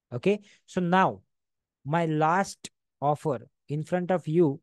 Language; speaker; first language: Hindi; non-native, local second language; Marathi